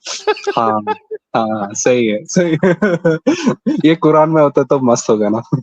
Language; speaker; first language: Hindi; non-native, local second language; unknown